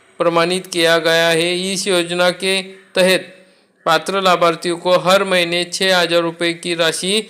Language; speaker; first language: Hindi; non-native, local second language; Marathi